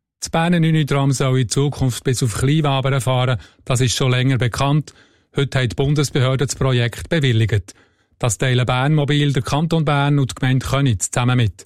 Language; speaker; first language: German; native; German